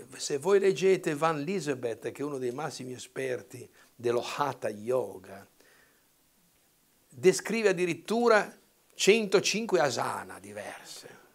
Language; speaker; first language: Italian; native; Italian